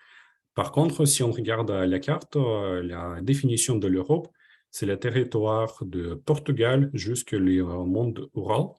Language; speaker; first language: French; non-native, fluent; Ukrainian